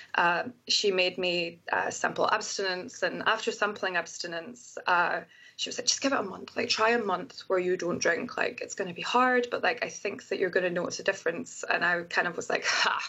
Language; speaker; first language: English; native; English